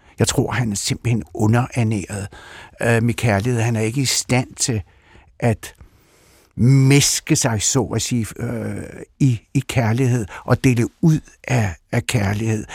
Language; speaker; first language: Danish; early bilingual, other home language; Russian